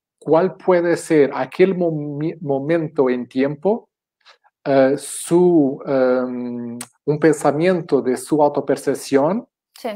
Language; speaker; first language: Spanish; non-native, fluent; Portuguese